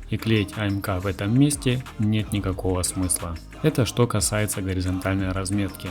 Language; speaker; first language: Russian; native; Russian